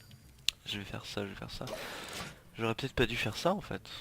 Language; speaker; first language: French; native; French